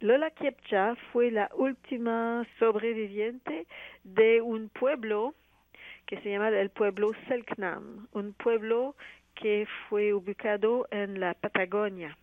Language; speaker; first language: Spanish; non-native, fluent; French